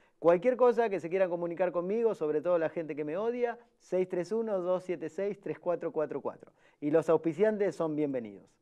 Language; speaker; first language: Spanish; native; Spanish